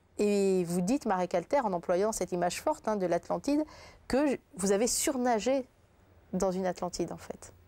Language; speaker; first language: French; native; French